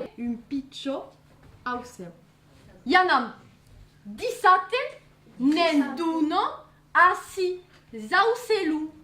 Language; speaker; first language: Occitan; non-native, local second language; French